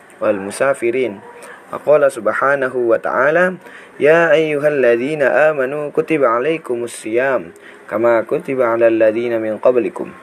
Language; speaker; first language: Arabic; non-native, learner; Indonesian